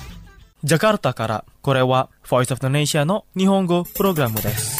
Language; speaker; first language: Japanese; non-native, fluent; Indonesian